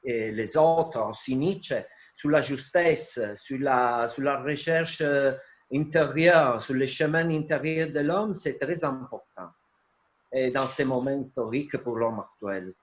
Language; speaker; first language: French; non-native, fluent; Italian